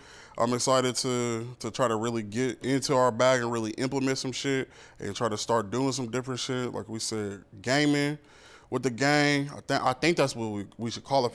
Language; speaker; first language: English; native; English